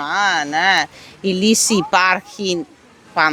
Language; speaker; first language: Greek; early bilingual, heritage; Italian